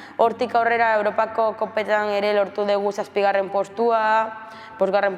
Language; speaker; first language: Basque; early bilingual, other home language; Spanish